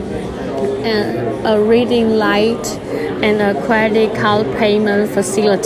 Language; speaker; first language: English; non-native, learner; Chinese